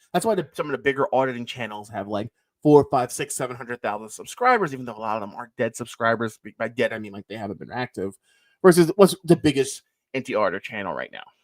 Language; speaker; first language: English; native; English